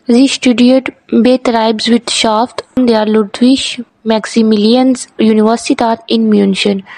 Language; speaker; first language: German; non-native, learner; Urdu